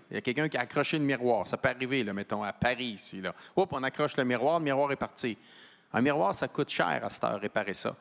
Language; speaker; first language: French; native; French